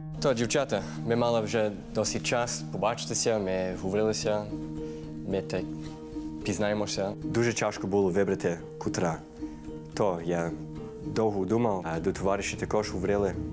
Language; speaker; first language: Ukrainian; early bilingual, heritage; Ukrainian